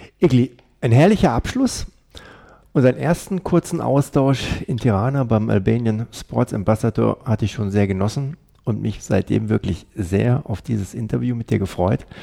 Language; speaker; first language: German; native; German